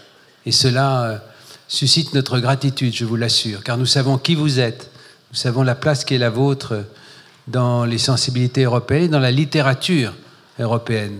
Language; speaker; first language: French; native; French